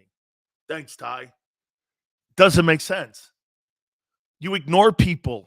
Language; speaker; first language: English; native; English